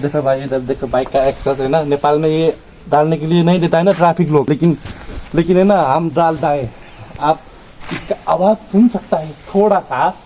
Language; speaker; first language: Hindi; non-native, learner; Nepali